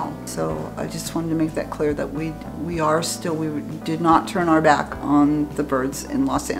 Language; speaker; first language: English; native; English